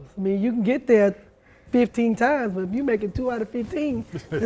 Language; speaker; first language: English; native; English